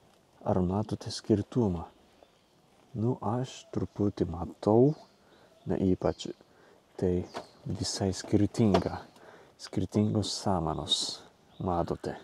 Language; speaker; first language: Lithuanian; non-native, fluent; Japanese